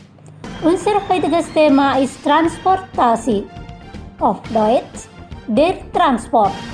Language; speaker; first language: German; non-native, learner; Indonesian